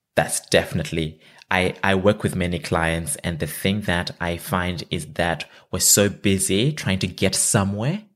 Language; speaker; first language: English; non-native, local second language; Shona